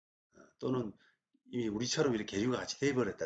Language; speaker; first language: Korean; native; Korean